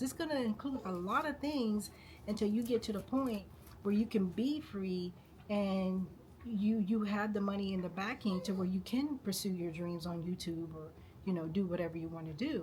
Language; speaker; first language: English; native; English